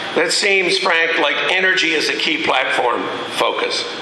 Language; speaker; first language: English; native; English